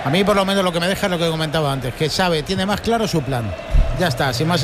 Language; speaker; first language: Spanish; native; Spanish